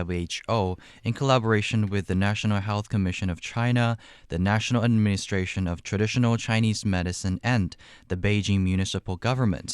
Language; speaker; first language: English; non-native, fluent; Chinese